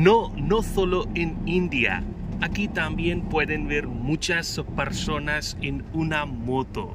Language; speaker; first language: Spanish; non-native, fluent; Hindi